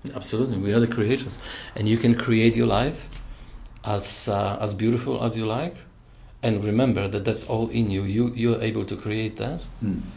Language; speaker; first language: English; non-native, fluent; Polish